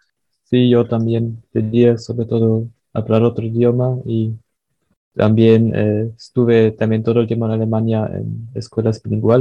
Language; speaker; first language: Spanish; early bilingual, heritage; Spanish